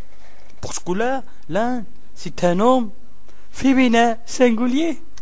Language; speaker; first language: French; non-native, local second language; Arabic